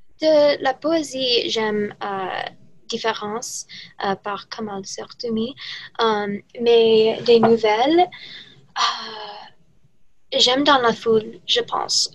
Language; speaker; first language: French; non-native, learner; English